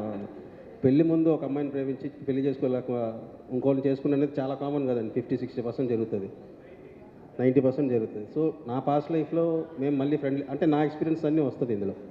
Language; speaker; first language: Telugu; native; Telugu